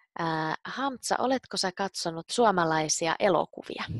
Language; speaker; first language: Finnish; native; Finnish